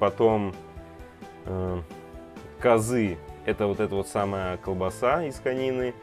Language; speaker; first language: Russian; native; Russian